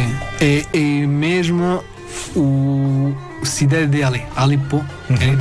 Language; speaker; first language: Portuguese; non-native, learner; Arabic